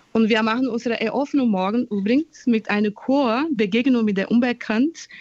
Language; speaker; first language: German; non-native, fluent; Portuguese